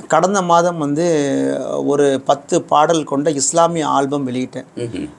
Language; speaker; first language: Tamil; native; Tamil